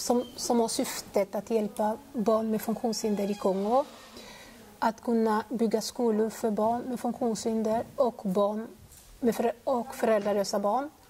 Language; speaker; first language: Swedish; non-native, fluent; Lingala